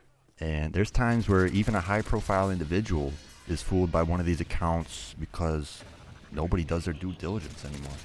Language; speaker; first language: English; native; English